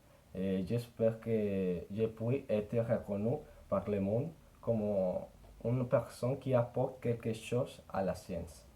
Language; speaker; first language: French; non-native, learner; Spanish